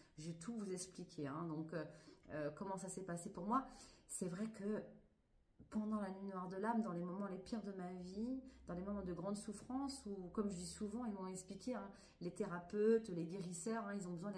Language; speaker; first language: French; native; French